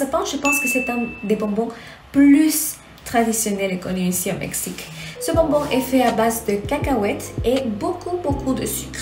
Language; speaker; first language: French; non-native, fluent; Spanish